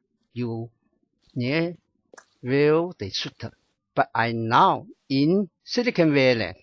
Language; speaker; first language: English; non-native, learner; Chinese